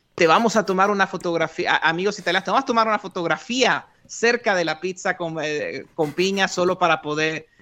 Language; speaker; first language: Spanish; native; Spanish